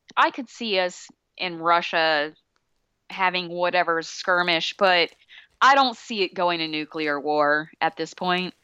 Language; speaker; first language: English; native; English